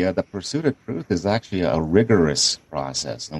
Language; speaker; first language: English; native; English